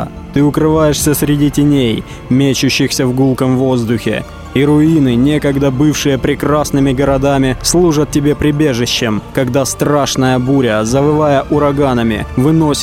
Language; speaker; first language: Russian; native; Russian